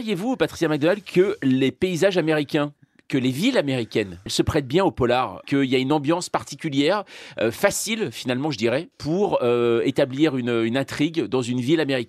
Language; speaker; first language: French; native; French